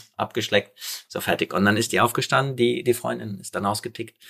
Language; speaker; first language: German; early bilingual, other home language; Polish